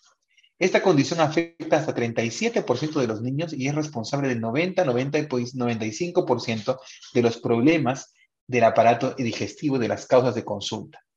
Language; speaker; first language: Spanish; native; Spanish